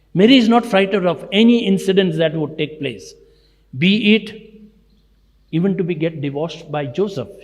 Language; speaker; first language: English; non-native, local second language; Gujarati